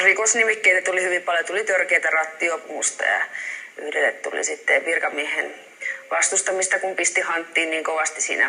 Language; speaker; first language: Finnish; native; Finnish